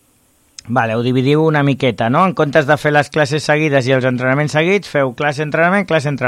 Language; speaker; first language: Catalan; native; Catalan